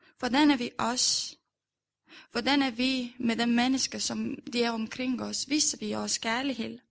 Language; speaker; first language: Danish; non-native, fluent; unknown